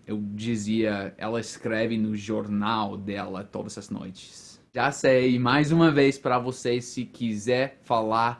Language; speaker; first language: Portuguese; non-native, fluent; English